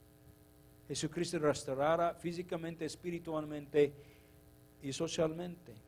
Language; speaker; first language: Spanish; non-native, learner; English